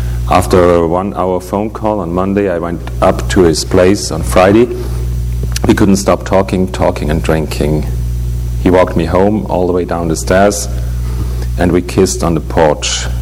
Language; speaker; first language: English; non-native, fluent; German